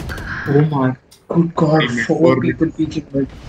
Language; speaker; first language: English; non-native, local second language; Kannada